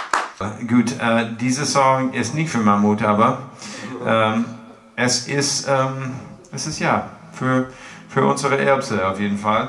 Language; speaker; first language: German; non-native, fluent; English